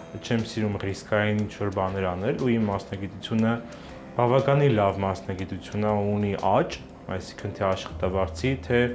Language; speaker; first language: Armenian; native; Armenian